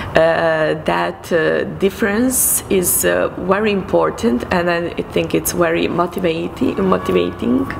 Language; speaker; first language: English; non-native, fluent; Serbian